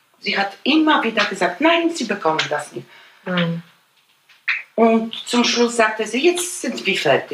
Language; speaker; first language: German; non-native, fluent; Polish